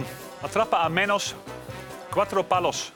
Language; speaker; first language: Spanish; non-native, learner; Dutch